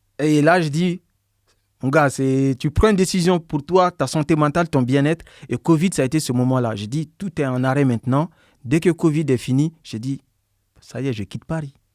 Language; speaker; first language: French; non-native, local second language; Bambara